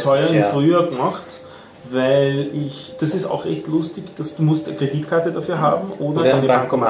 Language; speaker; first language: German; native; German